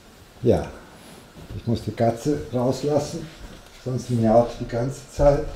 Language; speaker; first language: German; non-native, fluent; Italian